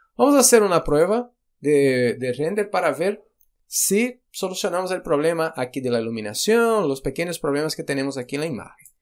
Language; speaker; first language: Spanish; non-native, fluent; Portuguese